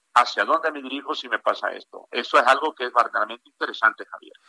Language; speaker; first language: Spanish; native; Spanish